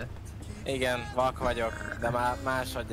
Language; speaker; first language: Hungarian; native; Hungarian